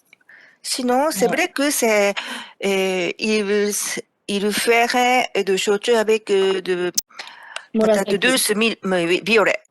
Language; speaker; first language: French; non-native, fluent; Japanese